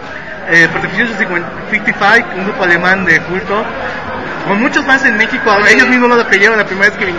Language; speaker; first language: Spanish; native; Spanish